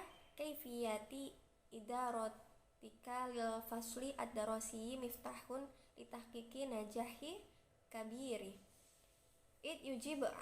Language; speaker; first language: Arabic; non-native, learner; Indonesian